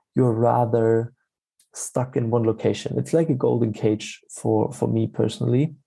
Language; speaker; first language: English; non-native, fluent; German